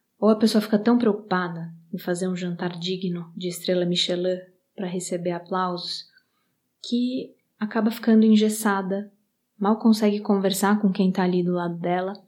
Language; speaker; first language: Portuguese; native; Portuguese